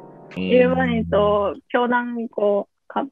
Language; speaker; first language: Korean; non-native, learner; Japanese